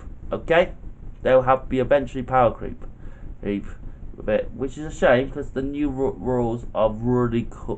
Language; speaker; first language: English; native; English